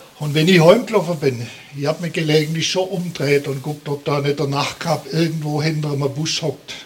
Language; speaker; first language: German; native; German